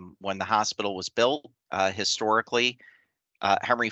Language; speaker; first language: English; native; English